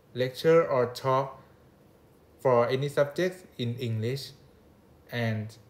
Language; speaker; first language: English; non-native, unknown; Thai